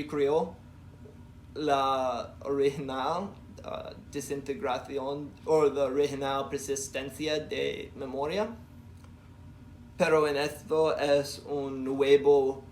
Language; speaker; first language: Spanish; non-native, learner; English